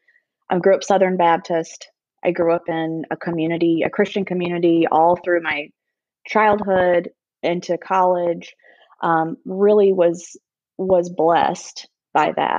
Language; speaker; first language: English; native; English